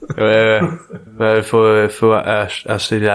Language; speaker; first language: French; non-native, learner; English